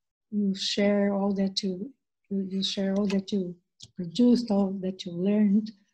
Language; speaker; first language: English; non-native, fluent; Portuguese